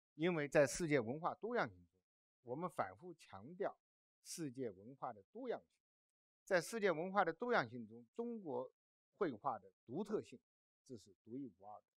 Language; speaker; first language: Chinese; native; Chinese